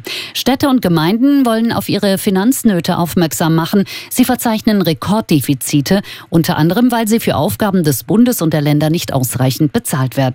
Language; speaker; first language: German; native; German